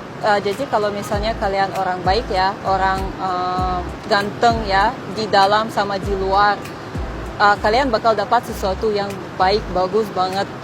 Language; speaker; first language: Indonesian; non-native, fluent; Russian